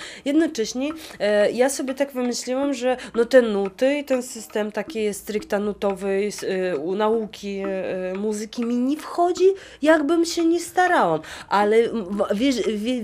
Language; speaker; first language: Polish; non-native, fluent; Russian